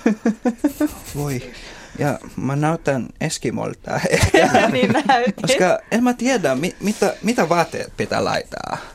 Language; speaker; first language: Finnish; non-native, fluent; Filipino